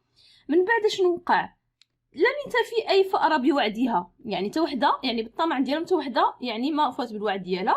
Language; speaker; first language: Arabic; native; Arabic